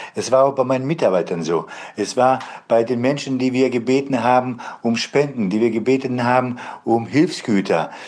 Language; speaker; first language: German; non-native, fluent; Bosnian